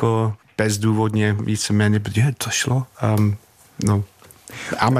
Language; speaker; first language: Czech; non-native, fluent; English